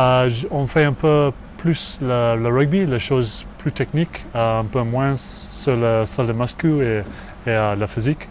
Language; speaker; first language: French; non-native, learner; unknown